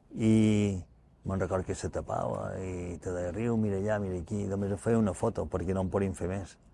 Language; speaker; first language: Catalan; native; Catalan